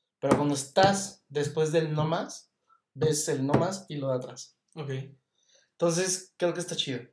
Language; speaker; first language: Spanish; native; Spanish